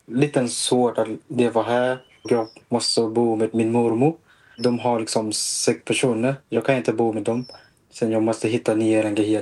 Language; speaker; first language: Swedish; non-native, learner; Thai